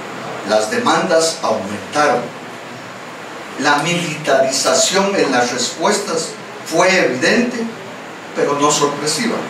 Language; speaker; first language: Spanish; native; Spanish